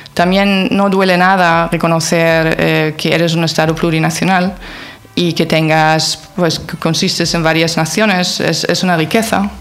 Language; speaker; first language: Spanish; non-native, fluent; German